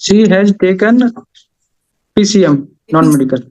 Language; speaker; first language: English; non-native, learner; Haryanvi